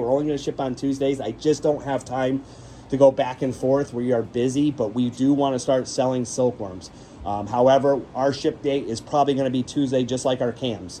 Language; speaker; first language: English; native; English